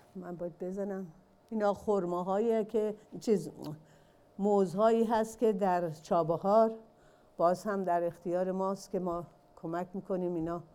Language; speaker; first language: Persian; native; Persian